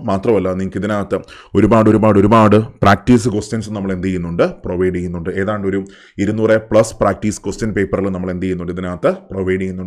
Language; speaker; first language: Malayalam; native; Malayalam